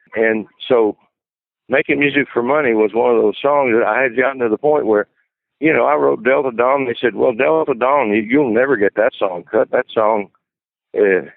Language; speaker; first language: English; native; English